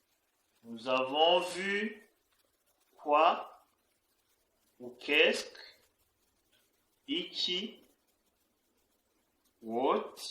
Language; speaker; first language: French; non-native, fluent; Kinyarwanda